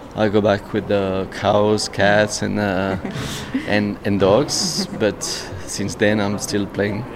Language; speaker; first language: English; non-native, fluent; French